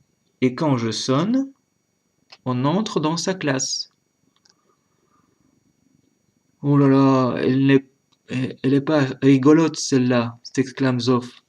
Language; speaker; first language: French; non-native, learner; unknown